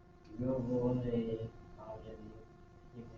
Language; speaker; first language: Spanish; non-native, learner; English